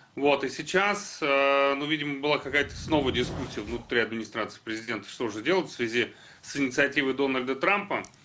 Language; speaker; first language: Russian; native; Russian